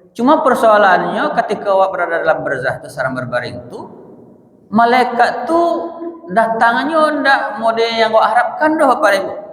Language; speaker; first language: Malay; non-native, local second language; Minangkabau